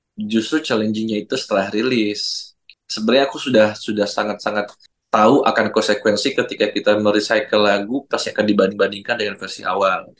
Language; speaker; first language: Indonesian; non-native, local second language; Minangkabau